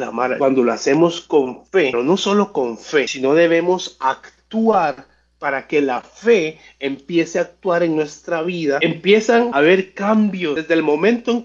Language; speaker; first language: Spanish; native; Spanish